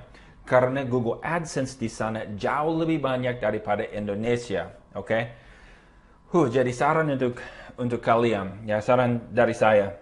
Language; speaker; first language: Indonesian; non-native, fluent; English